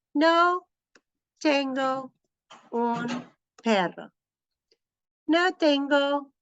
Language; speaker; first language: Spanish; non-native, fluent; English